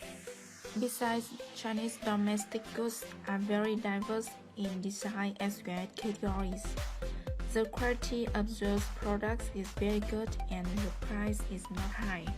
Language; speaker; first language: English; non-native, learner; Vietnamese